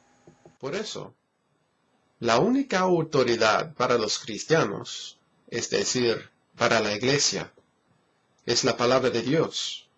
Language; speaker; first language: Spanish; non-native, fluent; English